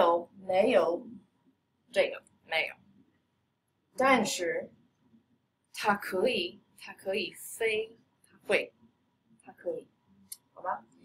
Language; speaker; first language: Chinese; non-native, fluent; English